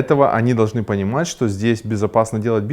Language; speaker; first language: Russian; native; Russian